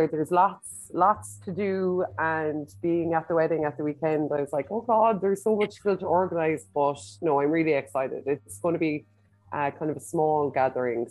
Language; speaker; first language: English; native; English